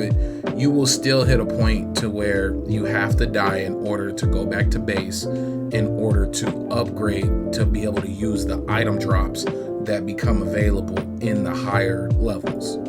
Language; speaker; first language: English; native; English